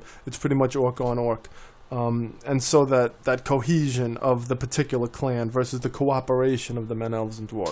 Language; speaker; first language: English; native; English